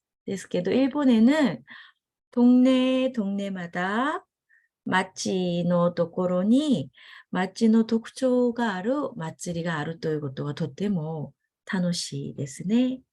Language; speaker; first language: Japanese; non-native, fluent; Korean